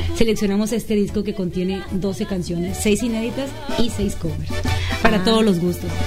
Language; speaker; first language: Spanish; native; Spanish